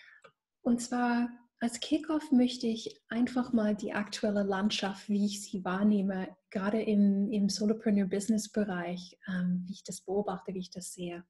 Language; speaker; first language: German; non-native, fluent; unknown